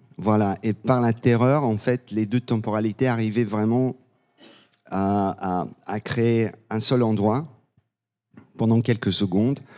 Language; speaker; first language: French; non-native, fluent; Bulgarian